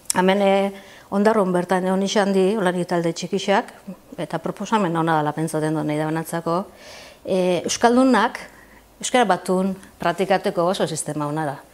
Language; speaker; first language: Basque; native; Basque